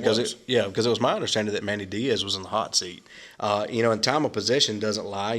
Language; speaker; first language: English; native; English